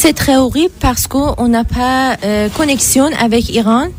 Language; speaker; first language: French; non-native, learner; Persian